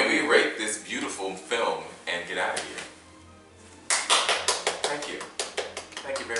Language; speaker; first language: English; native; English